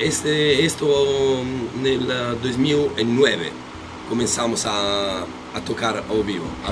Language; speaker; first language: Spanish; non-native, learner; Italian